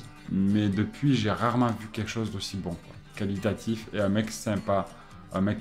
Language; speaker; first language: French; native; French